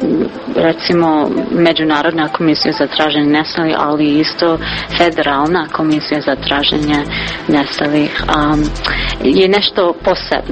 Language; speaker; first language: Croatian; non-native, learner; English